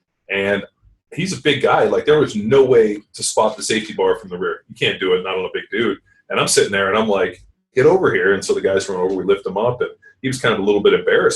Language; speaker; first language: English; native; English